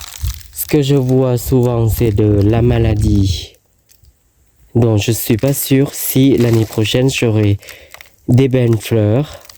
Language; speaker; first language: French; non-native, learner; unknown